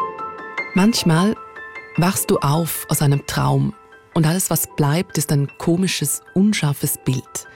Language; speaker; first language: German; native; German